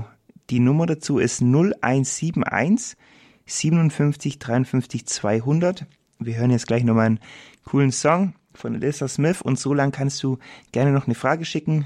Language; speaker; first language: German; native; German